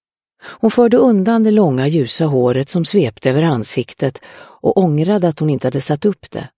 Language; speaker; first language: Swedish; native; Swedish